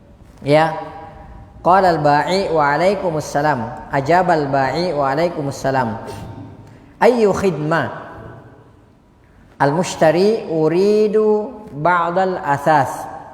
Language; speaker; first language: Arabic; non-native, fluent; Indonesian